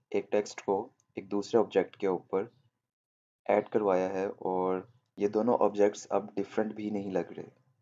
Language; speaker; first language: Hindi; native; Hindi